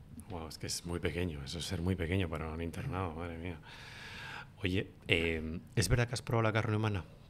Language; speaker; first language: Spanish; native; Spanish